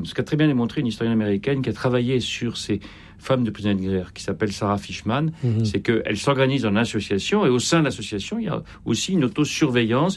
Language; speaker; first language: French; native; French